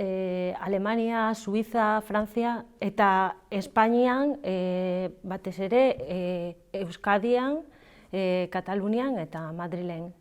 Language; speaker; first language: Basque; non-native, learner; Galician